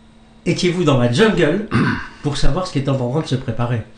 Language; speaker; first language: French; native; French